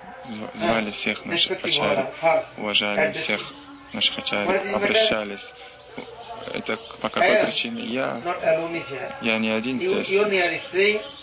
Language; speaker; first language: Russian; non-native, learner; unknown